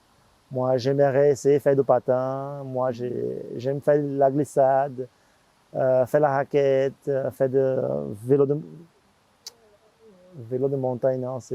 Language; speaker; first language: French; non-native, fluent; Portuguese